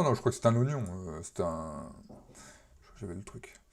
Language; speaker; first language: French; native; French